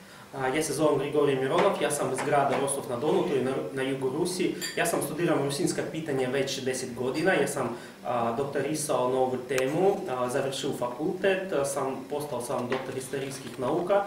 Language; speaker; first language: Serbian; non-native, fluent; Russian